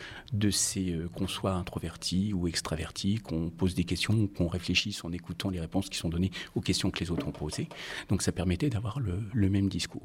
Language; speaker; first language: French; native; French